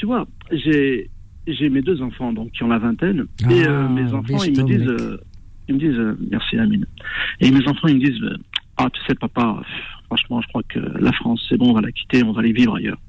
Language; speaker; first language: French; early bilingual, other home language; Arabic